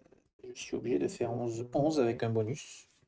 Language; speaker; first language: French; native; French